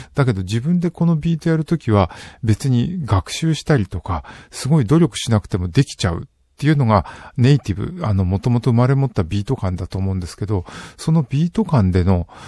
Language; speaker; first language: Japanese; native; Japanese